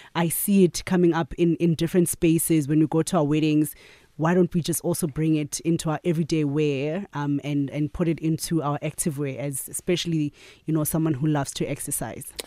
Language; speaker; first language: English; non-native, local second language; Zulu